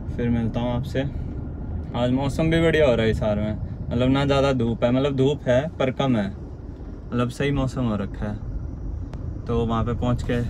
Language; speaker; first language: Hindi; native; Hindi